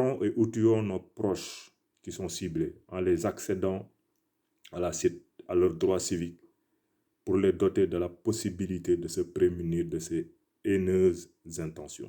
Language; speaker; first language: French; non-native, local second language; Wolof